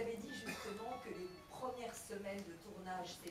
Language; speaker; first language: French; native; French